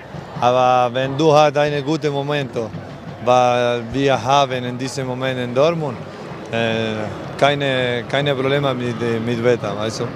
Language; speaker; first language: German; non-native, learner; Spanish